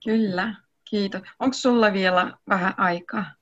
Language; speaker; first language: Finnish; non-native, learner; Russian